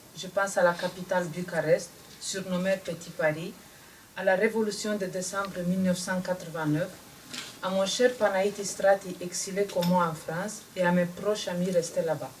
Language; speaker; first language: French; non-native, fluent; Romanian